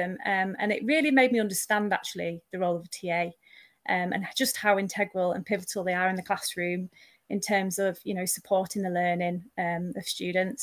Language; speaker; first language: English; native; English